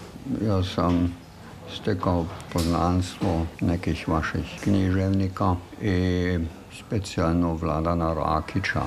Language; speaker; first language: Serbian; non-native, fluent; German